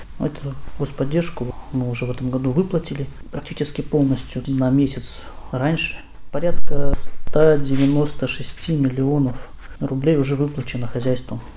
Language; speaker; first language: Russian; native; Russian